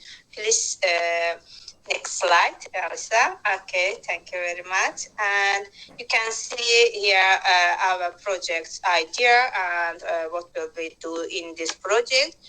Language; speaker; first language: English; non-native, learner; Azerbaijani